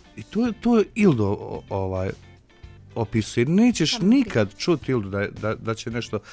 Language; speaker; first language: Bosnian; native; Bosnian